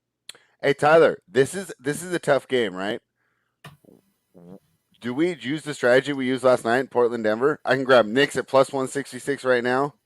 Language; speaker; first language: English; native; English